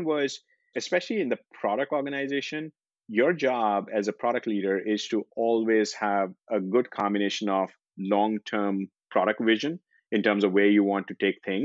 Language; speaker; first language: English; non-native, local second language; Hindi